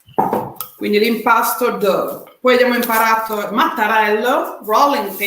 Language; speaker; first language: Italian; native; Italian